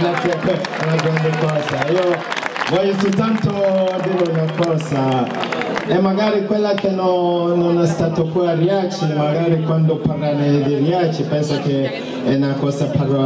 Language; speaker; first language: Italian; non-native, learner; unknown